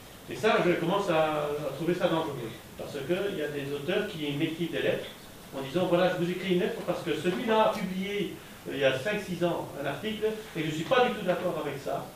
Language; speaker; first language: French; native; French